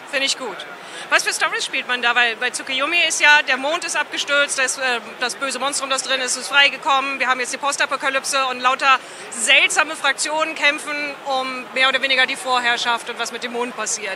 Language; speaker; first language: German; native; German